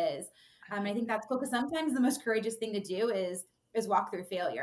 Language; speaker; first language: English; native; English